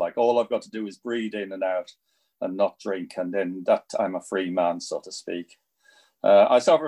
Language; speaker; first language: English; native; English